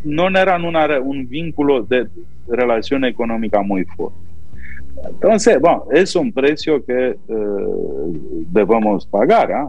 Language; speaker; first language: Spanish; non-native, fluent; Romanian